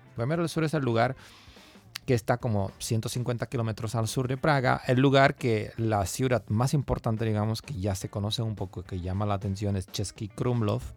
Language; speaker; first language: Spanish; non-native, fluent; Czech